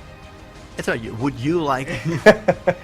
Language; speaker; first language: English; non-native, fluent; Dutch